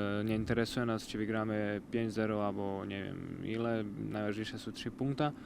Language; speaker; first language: Polish; non-native, learner; Croatian